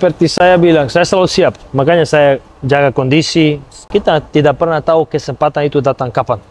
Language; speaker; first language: Indonesian; non-native, fluent; Serbian